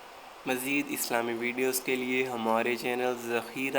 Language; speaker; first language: Urdu; native; Urdu